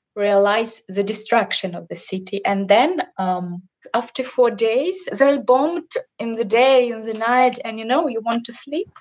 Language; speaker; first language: English; non-native, learner; Russian